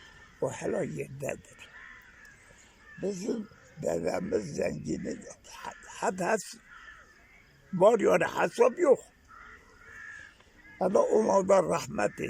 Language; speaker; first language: Turkish; non-native, local second language; Kurdish